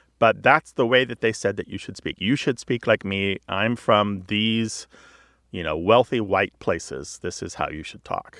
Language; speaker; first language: English; native; English